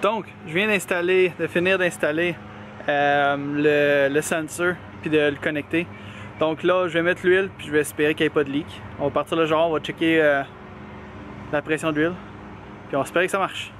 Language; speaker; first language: French; native; French